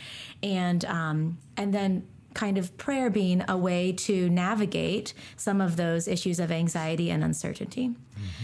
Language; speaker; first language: English; native; English